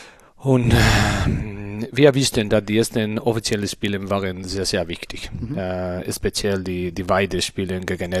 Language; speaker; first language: German; non-native, learner; Spanish